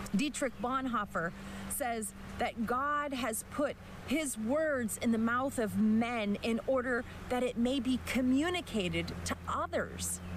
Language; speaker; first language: English; native; English